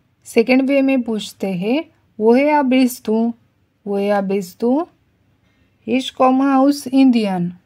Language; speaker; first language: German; non-native, fluent; Hindi